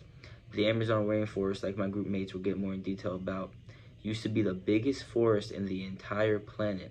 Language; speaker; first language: English; native; English